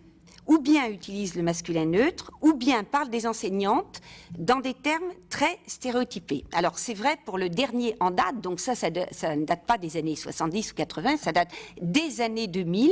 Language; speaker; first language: French; native; French